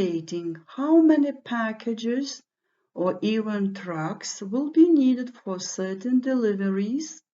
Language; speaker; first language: English; non-native, fluent; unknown